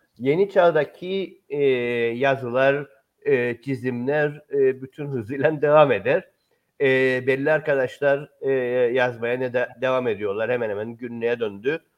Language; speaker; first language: Turkish; native; Turkish